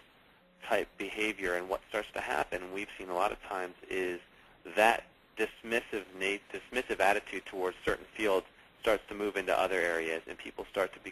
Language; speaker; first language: English; native; English